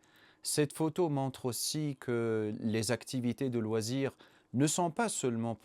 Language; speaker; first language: French; non-native, learner; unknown